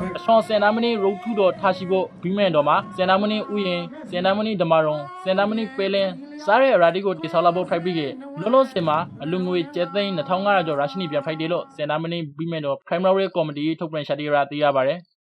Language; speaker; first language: Burmese; native; Burmese